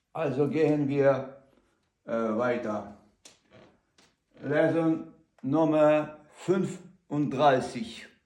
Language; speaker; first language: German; non-native, learner; Ukrainian